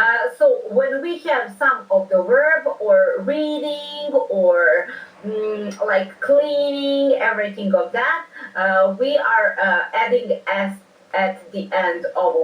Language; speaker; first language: English; non-native, fluent; Serbian